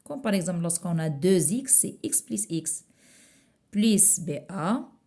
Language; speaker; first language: French; non-native, local second language; Arabic